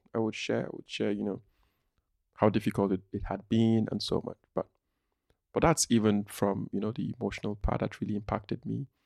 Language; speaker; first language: English; non-native, local second language; Igbo